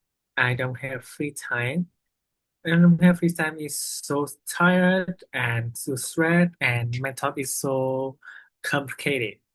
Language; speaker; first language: English; non-native, learner; Vietnamese